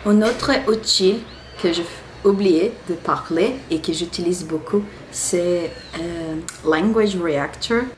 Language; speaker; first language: French; non-native, learner; Portuguese